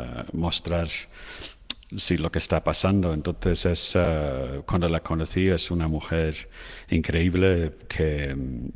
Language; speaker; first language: Spanish; non-native, fluent; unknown